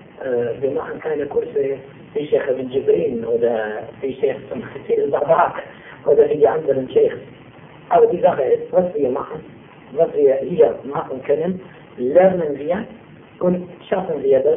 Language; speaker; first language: German; non-native, fluent; Turkish